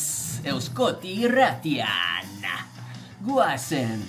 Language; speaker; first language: Basque; non-native, learner; English